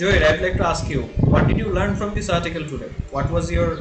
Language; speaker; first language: English; non-native, local second language; Bangla